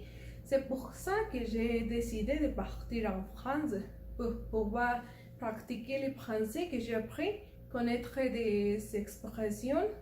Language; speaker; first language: French; non-native, learner; Spanish